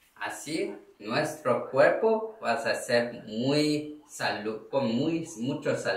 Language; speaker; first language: Spanish; non-native, learner; Korean